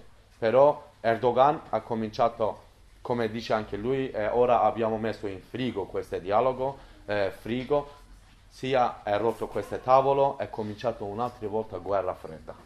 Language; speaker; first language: Italian; non-native, learner; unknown